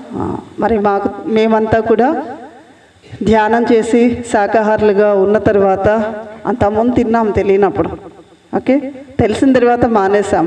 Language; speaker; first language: Telugu; native; Telugu